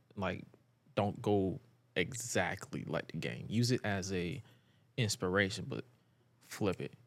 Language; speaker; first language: English; native; English